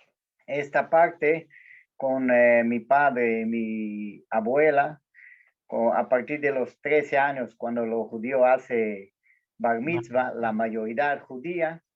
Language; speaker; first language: Spanish; non-native, fluent; Portuguese